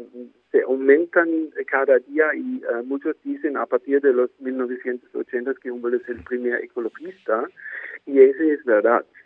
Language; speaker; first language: Spanish; non-native, fluent; German